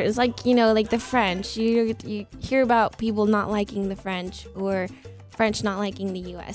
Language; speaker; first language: English; early bilingual, other home language; Spanish